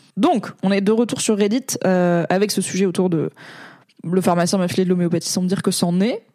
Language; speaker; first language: French; native; French